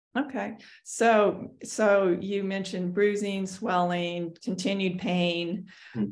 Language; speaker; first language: English; native; English